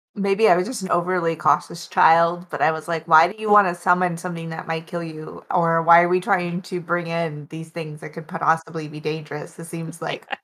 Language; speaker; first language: English; native; English